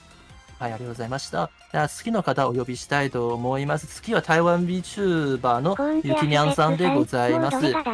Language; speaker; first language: Japanese; native; Japanese